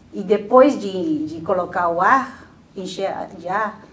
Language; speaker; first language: Portuguese; non-native, fluent; Chinese